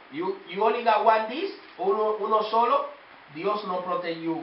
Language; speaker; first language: English; native; English